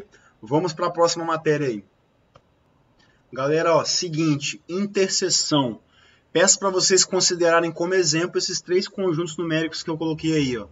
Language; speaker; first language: Portuguese; native; Portuguese